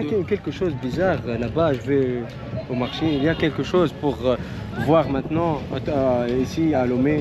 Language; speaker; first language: French; non-native, learner; Arabic